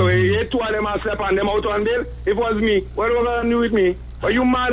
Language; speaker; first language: English; native; English